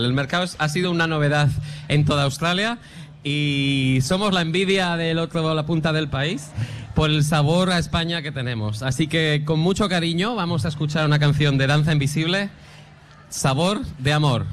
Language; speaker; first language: Spanish; native; Spanish